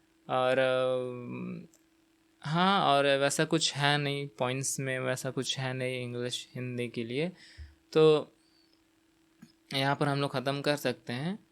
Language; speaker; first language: Hindi; non-native, local second language; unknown